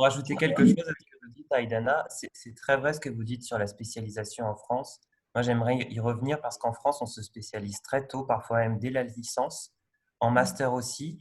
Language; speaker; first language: French; native; French